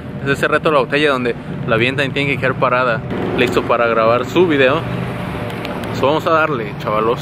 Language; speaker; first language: Spanish; native; Spanish